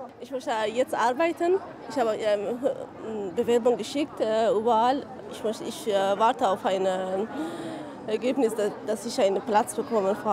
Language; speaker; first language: German; non-native, learner; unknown